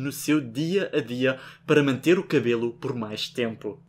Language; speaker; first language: Portuguese; non-native, fluent; French